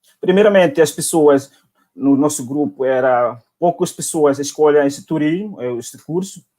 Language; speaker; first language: Portuguese; non-native, local second language; Tetum